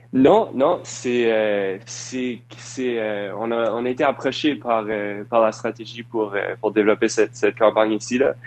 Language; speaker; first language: French; native; French